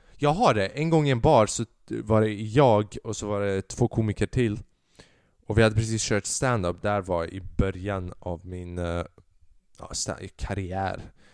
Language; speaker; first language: Swedish; early bilingual, other home language; Albanian